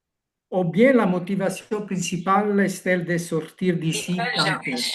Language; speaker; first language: French; non-native, learner; Italian